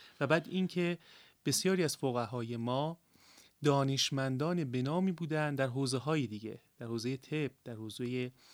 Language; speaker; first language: Persian; native; Persian